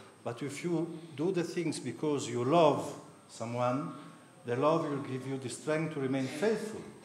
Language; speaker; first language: English; non-native, fluent; Italian